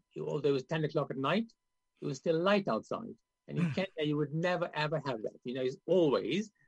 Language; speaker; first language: English; non-native, local second language; Gujarati